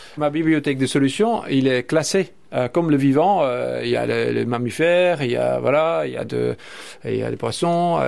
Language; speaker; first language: French; non-native, fluent; Dutch